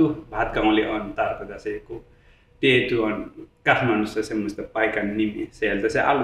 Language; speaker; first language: Finnish; non-native, learner; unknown